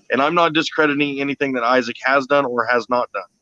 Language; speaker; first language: English; native; English